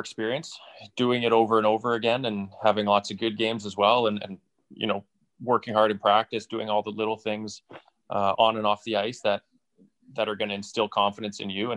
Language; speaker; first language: English; native; English